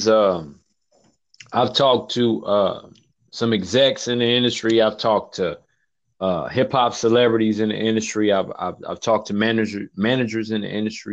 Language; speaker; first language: English; native; English